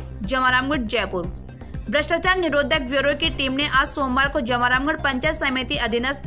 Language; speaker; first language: Hindi; native; Hindi